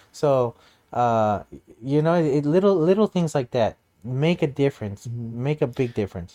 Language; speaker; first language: English; early bilingual, other home language; Spanish